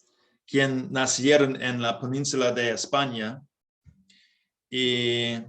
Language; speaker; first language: Spanish; non-native, learner; English